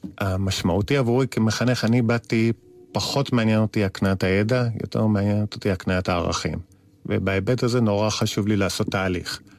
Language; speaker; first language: Hebrew; native; Hebrew